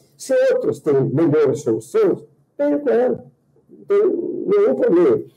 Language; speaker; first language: Portuguese; non-native, fluent; Italian